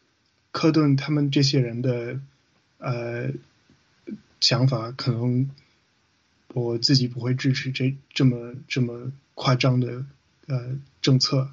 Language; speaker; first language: Chinese; non-native, fluent; English